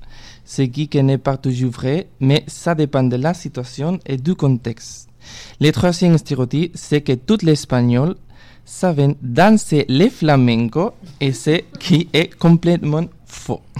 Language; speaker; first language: French; non-native, fluent; Spanish